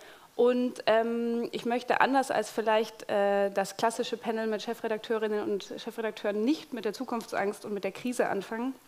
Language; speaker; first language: German; native; German